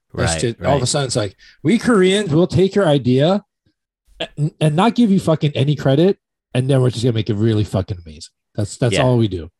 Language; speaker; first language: English; native; English